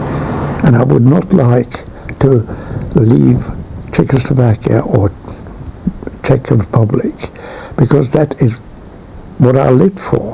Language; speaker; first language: English; non-native, fluent; Czech